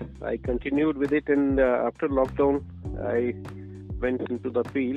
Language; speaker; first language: English; non-native, local second language; Punjabi